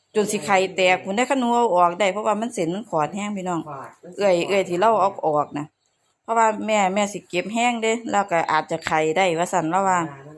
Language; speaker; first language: Thai; native; Thai